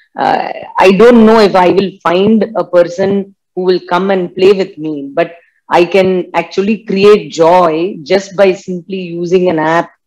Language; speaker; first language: English; non-native, local second language; Tamil